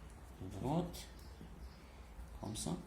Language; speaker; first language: French; non-native, local second language; Arabic